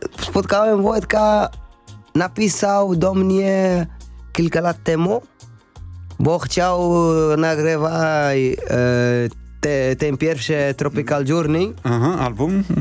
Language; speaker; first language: Polish; non-native, learner; Arabic